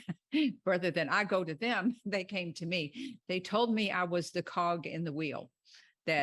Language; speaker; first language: English; native; English